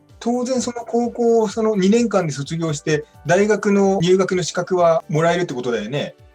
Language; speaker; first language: Japanese; native; Japanese